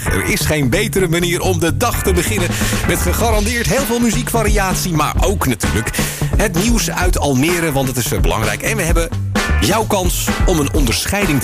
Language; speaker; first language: Dutch; native; Dutch